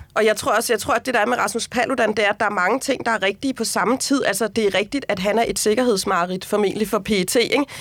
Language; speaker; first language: Danish; native; Danish